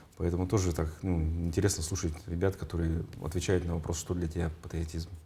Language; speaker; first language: Russian; non-native, local second language; Yakut